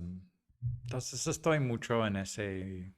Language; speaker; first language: Spanish; non-native, fluent; English